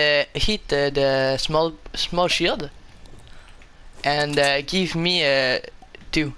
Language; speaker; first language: English; non-native, learner; French